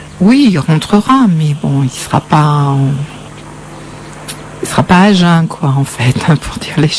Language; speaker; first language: French; native; French